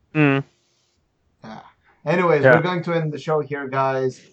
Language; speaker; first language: English; non-native, fluent; Bulgarian